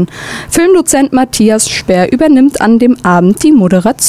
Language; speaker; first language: German; native; German